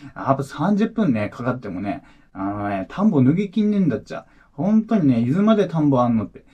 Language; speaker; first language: Japanese; native; Japanese